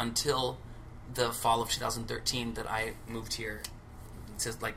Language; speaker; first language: English; native; English